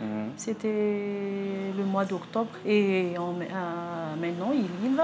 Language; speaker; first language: French; non-native, local second language; Malagasy